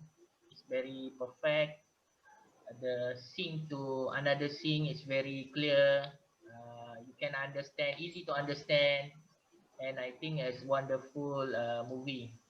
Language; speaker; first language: English; non-native, learner; Malay